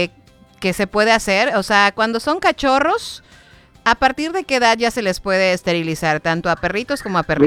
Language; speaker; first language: Spanish; native; Spanish